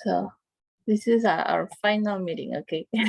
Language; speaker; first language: English; non-native, learner; Spanish